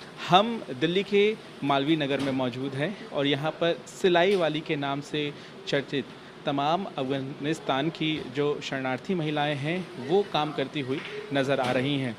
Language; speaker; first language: Hindi; native; Hindi